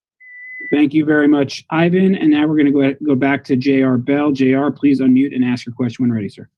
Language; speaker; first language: English; native; English